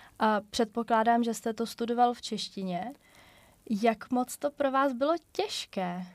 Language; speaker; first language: Czech; native; Czech